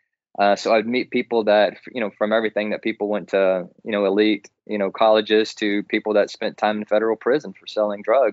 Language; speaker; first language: English; native; English